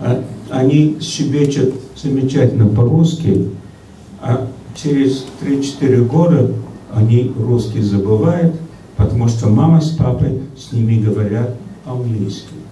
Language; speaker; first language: Russian; early bilingual, heritage; Russian